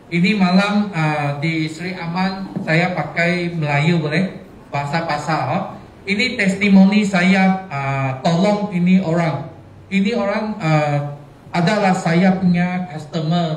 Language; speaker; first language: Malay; non-native, local second language; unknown